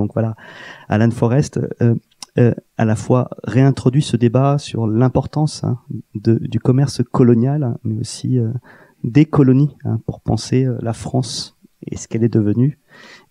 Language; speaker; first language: French; native; French